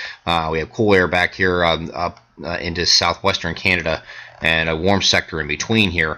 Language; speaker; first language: English; native; English